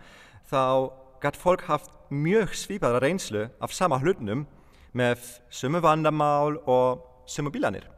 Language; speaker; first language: Icelandic; non-native, fluent; Polish